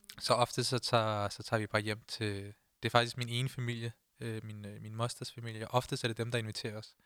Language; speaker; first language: Danish; early bilingual, other home language; Punjabi